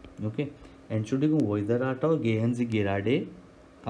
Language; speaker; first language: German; non-native, learner; Hindi